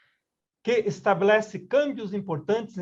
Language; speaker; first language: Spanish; non-native, learner; Portuguese